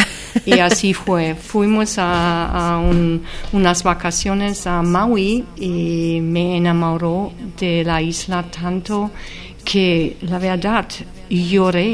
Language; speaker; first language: Spanish; non-native, fluent; German